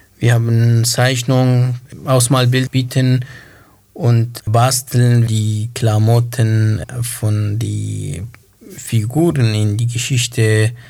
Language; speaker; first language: German; non-native, learner; Kurdish